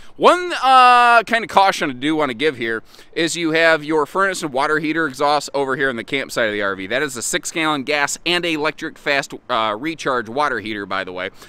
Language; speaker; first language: English; native; English